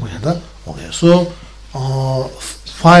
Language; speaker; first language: Russian; non-native, learner; Tibetan